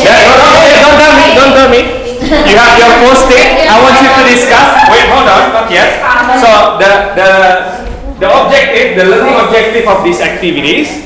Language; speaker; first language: English; non-native, fluent; Indonesian